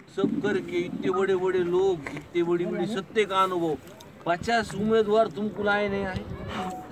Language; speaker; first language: Hindi; non-native, local second language; Marathi